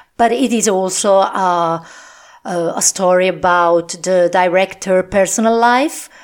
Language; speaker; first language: English; non-native, fluent; Italian